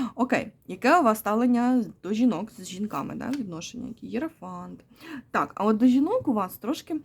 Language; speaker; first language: Ukrainian; non-native, local second language; Russian